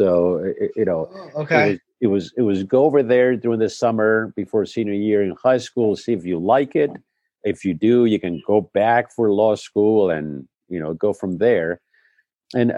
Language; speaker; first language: English; non-native, fluent; Spanish